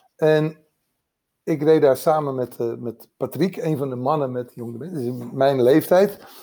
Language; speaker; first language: Dutch; native; Dutch